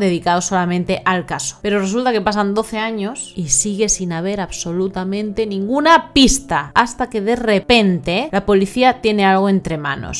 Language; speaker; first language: Spanish; native; Spanish